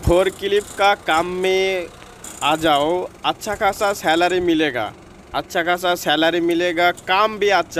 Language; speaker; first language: Hindi; non-native, learner; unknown